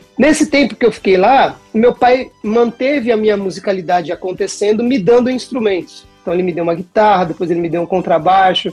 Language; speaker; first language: Portuguese; native; Portuguese